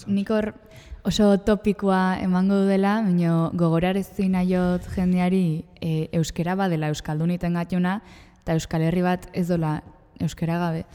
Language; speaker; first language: Basque; native; Basque